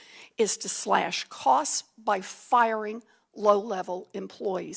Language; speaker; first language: English; native; English